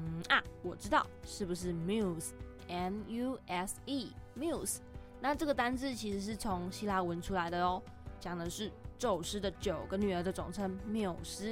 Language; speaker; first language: Chinese; native; Chinese